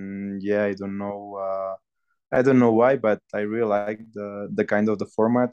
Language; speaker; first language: English; non-native, fluent; Spanish